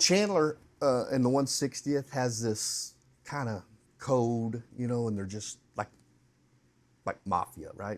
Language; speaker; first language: English; native; English